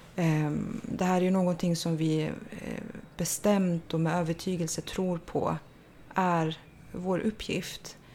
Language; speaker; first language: Swedish; native; Swedish